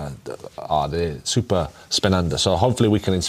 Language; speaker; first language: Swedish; non-native, learner; English